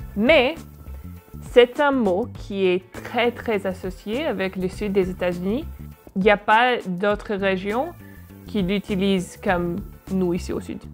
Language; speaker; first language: French; non-native, fluent; English